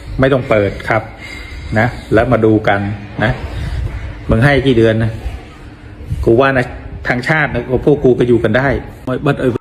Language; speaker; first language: Thai; native; Thai